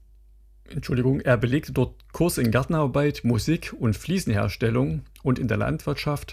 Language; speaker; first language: German; native; German